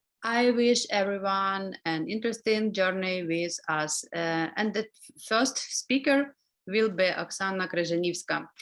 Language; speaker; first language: English; non-native, learner; Ukrainian